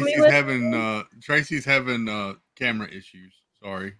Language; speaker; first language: English; native; English